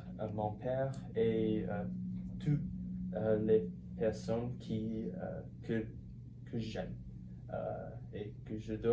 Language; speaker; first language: French; non-native, learner; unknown